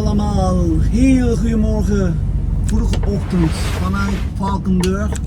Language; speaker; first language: Dutch; non-native, fluent; Turkish